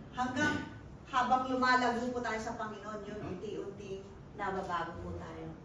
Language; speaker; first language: Filipino; non-native, local second language; Pampanga